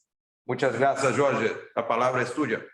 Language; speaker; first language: Spanish; non-native, fluent; Portuguese